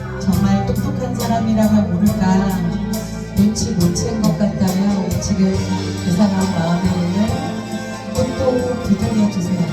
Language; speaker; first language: Korean; native; Korean